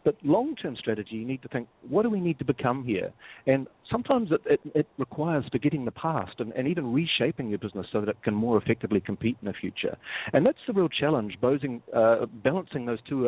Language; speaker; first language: English; native; English